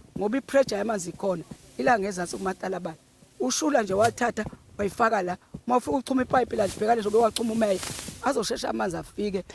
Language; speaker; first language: Zulu; native; Zulu